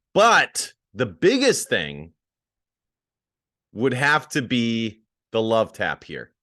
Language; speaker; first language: English; native; English